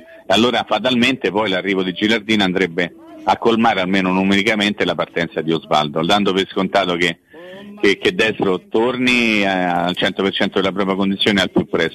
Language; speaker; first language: Italian; native; Italian